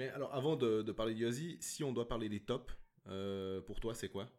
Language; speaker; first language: French; native; French